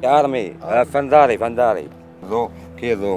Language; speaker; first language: Greek; non-native, learner; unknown